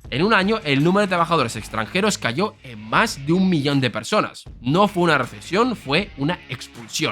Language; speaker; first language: Spanish; native; Spanish